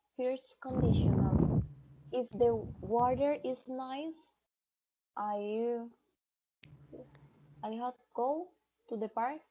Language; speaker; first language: English; non-native, learner; Spanish